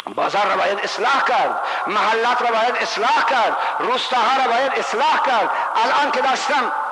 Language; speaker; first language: Persian; non-native, local second language; Baluchi